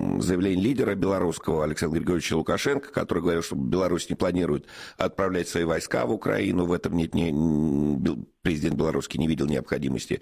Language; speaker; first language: Russian; native; Russian